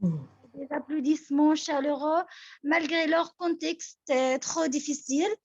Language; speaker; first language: French; non-native, local second language; Arabic